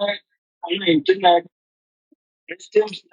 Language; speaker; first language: German; non-native, learner; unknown